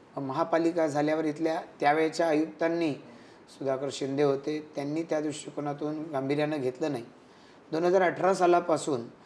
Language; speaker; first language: Marathi; native; Marathi